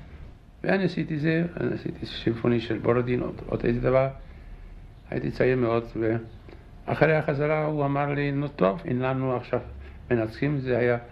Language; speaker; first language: Hebrew; non-native, fluent; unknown